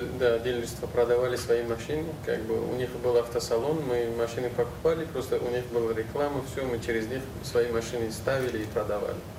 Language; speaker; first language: Russian; non-native, fluent; Uzbek